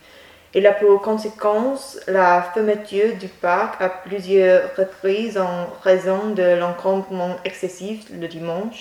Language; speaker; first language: French; non-native, learner; English